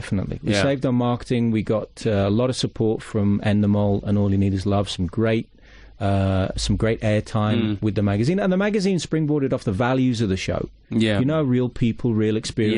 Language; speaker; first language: English; native; English